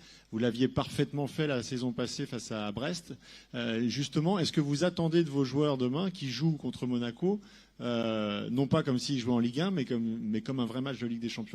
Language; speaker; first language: French; native; French